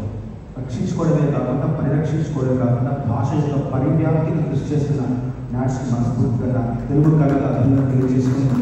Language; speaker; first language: Telugu; native; Telugu